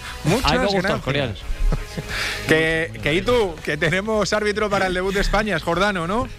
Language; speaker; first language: Spanish; native; Spanish